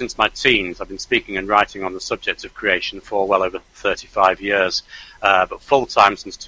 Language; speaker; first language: English; native; English